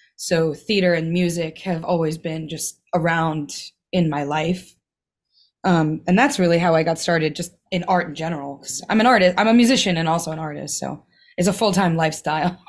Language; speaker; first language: English; native; English